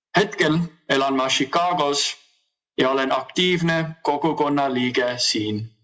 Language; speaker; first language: Estonian; early bilingual, heritage; Estonian